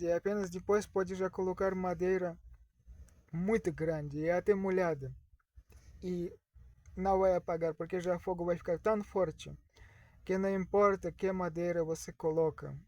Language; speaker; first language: Portuguese; non-native, learner; Russian